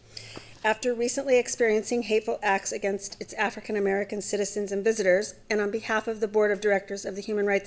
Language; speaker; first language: English; native; English